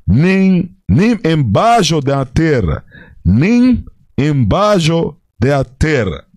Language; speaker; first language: Portuguese; non-native, fluent; Spanish